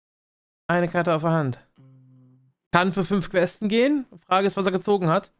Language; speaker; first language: German; native; German